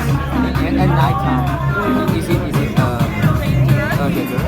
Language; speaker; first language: English; non-native, learner; Korean